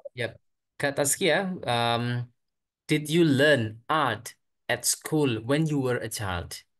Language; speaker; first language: English; non-native, fluent; Indonesian